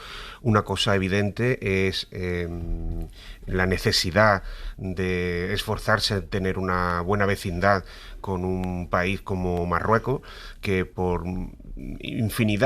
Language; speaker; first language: Spanish; native; Spanish